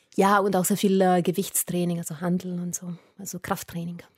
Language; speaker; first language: German; non-native, fluent; Italian